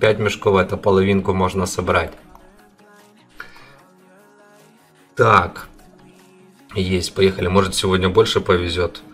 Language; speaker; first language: Russian; native; Russian